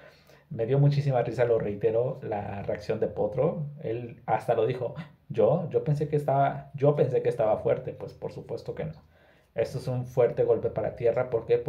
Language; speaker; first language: Spanish; native; Spanish